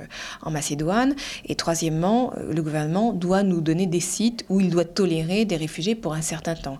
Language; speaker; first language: French; native; French